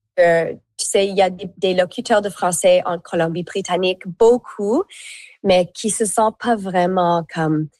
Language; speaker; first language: French; native; French